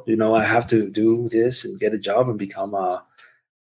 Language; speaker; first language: English; non-native, fluent; Spanish